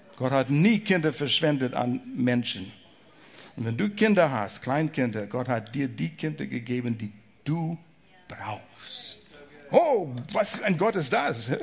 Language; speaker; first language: German; non-native, fluent; English